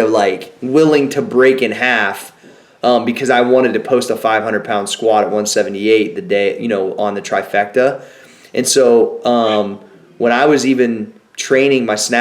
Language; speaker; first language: English; native; English